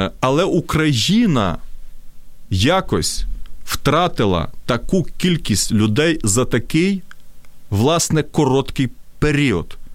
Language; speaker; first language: Ukrainian; non-native, local second language; Russian